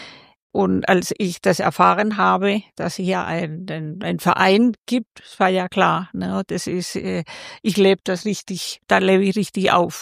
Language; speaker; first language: German; non-native, fluent; Spanish